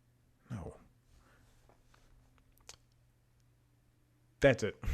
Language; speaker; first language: English; native; English